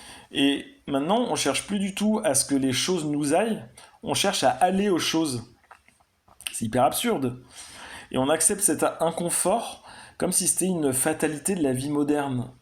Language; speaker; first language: French; native; French